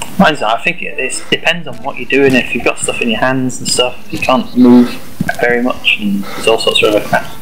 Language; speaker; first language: English; native; English